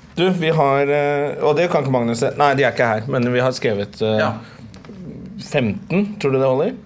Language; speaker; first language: Norwegian; native; Norwegian